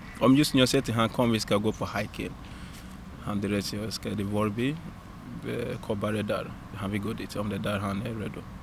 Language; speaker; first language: Swedish; non-native, fluent; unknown